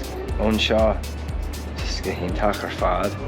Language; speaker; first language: Irish; non-native, local second language; English